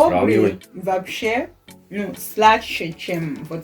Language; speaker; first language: Russian; non-native, fluent; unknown